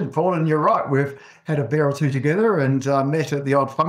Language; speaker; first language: English; native; English